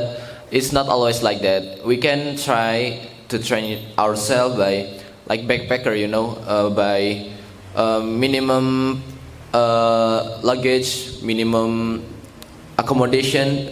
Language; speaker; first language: English; non-native, learner; Indonesian